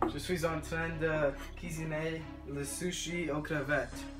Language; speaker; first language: French; non-native, learner; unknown